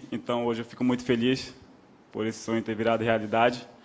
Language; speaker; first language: Portuguese; native; Portuguese